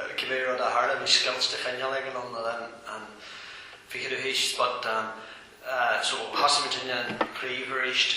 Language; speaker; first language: Irish; non-native, local second language; English